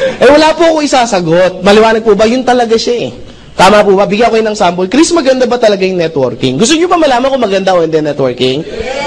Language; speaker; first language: Filipino; non-native, local second language; Cebuano